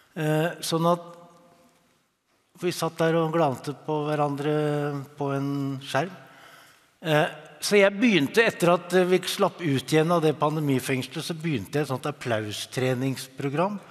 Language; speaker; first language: Norwegian; native; Norwegian